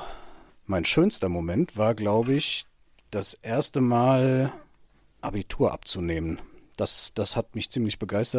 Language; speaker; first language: German; native; German